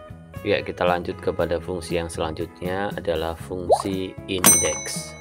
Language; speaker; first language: Indonesian; native; Indonesian